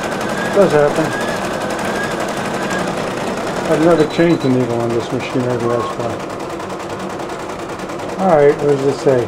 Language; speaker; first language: English; native; English